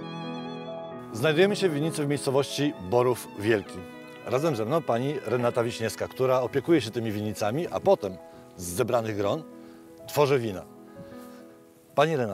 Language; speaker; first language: Polish; native; Polish